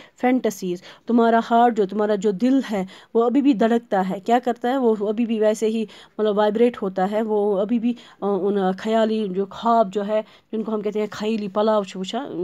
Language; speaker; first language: Urdu; non-native, local second language; Kashmiri